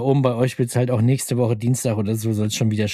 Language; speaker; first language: German; native; German